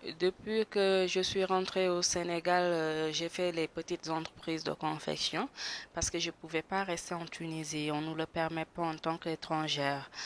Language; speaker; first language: French; non-native, local second language; Wolof